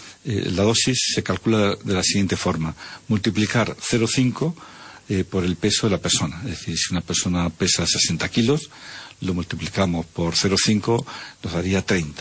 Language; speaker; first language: Spanish; native; Spanish